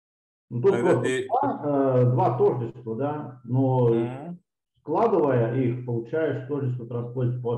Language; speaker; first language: Russian; native; Russian